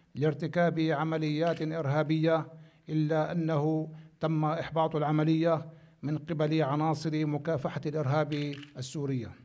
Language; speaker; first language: Arabic; native; Arabic